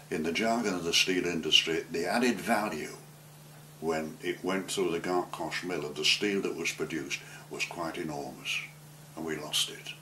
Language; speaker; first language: English; native; English